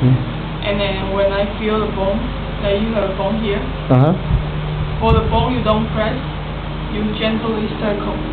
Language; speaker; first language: English; non-native, fluent; Chinese